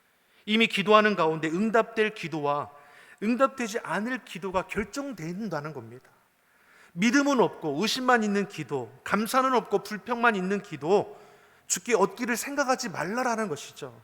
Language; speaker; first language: Korean; native; Korean